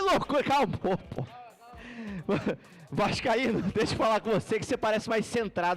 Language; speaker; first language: Portuguese; native; Portuguese